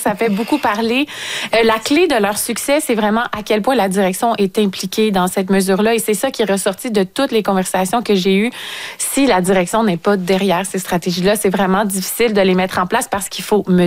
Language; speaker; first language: French; native; French